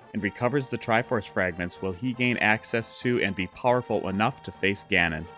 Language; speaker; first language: English; native; English